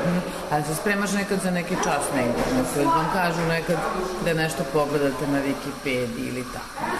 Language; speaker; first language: Serbian; native; Serbian